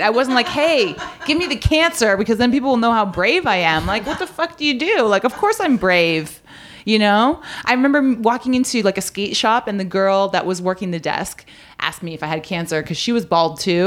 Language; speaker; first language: English; native; English